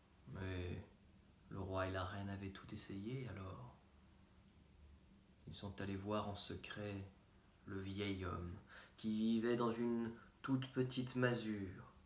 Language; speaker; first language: French; native; French